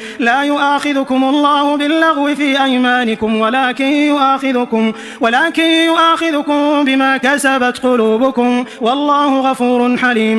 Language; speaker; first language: Arabic; native; Arabic